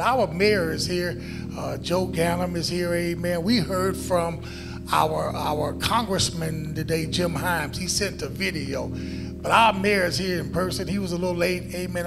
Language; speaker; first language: English; native; English